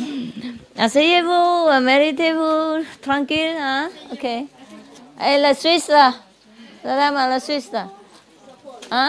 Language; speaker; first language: French; non-native, learner; Vietnamese